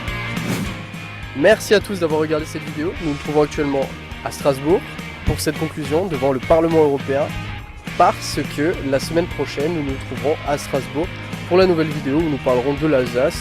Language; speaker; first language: French; native; French